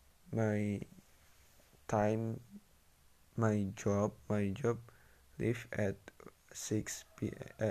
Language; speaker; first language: English; non-native, learner; Indonesian